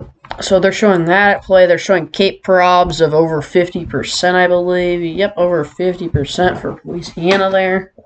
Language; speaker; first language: English; native; English